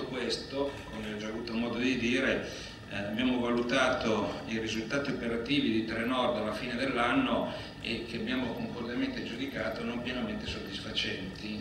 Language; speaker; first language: Italian; native; Italian